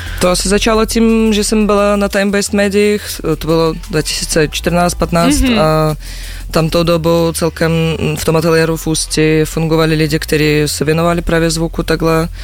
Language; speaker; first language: Czech; non-native, fluent; Russian